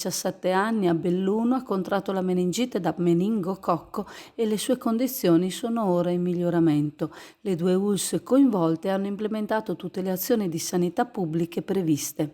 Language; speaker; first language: Italian; native; Italian